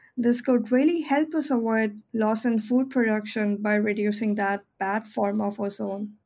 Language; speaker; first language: English; non-native, local second language; Hindi